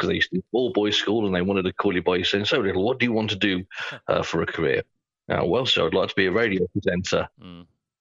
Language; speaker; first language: English; native; English